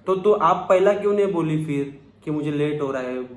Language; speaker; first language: Hindi; non-native, local second language; Marathi